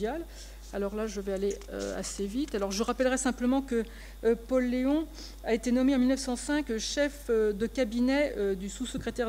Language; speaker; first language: French; native; French